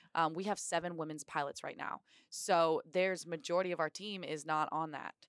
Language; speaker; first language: English; native; English